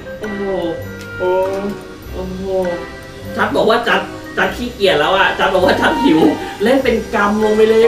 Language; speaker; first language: Thai; native; Thai